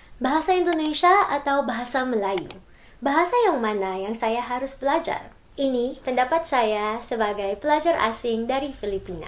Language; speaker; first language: Indonesian; non-native, learner; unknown